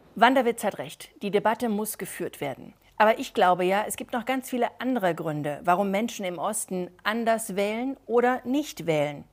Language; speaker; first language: German; native; German